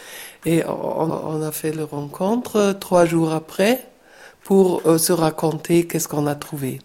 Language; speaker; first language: French; non-native, fluent; German